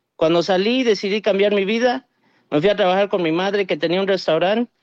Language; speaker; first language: Spanish; early bilingual, heritage; Spanish